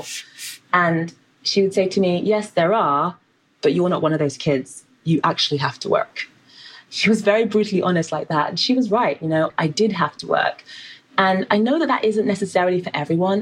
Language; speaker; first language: English; native; English